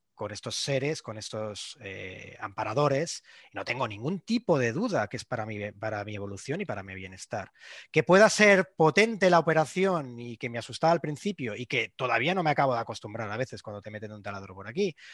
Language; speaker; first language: Spanish; non-native, local second language; Catalan